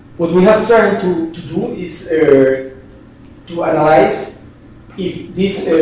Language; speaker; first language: English; non-native, fluent; Spanish